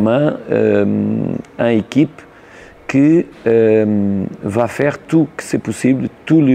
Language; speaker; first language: French; non-native, learner; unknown